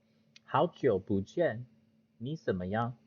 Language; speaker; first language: Chinese; non-native, learner; English